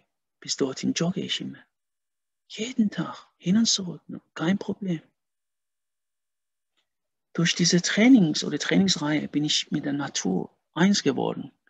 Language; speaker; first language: German; non-native, fluent; Persian